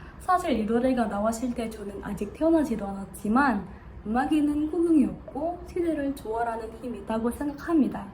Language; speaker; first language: Korean; non-native, fluent; Indonesian